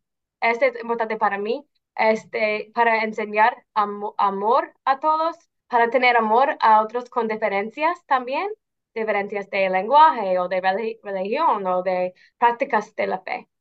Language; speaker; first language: Spanish; non-native, fluent; English